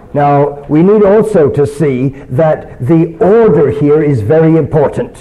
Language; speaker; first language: English; early bilingual, other home language; Chinese